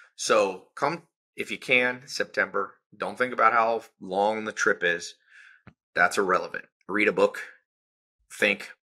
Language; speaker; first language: English; native; English